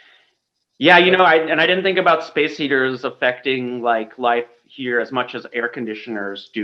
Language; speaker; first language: English; native; English